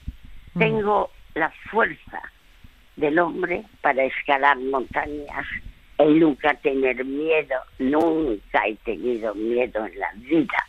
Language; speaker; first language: Spanish; early bilingual, other home language; French